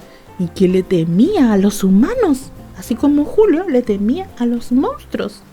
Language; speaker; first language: Spanish; native; Spanish